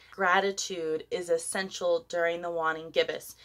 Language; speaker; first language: English; native; English